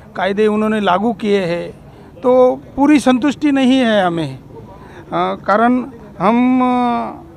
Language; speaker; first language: Hindi; non-native, local second language; Marathi